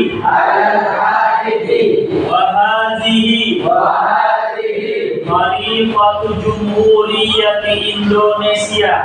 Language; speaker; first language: Arabic; non-native, fluent; Indonesian